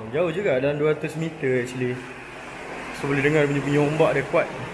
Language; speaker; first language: Malay; native; Malay